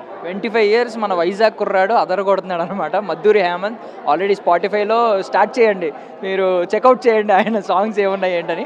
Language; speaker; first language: Telugu; native; Telugu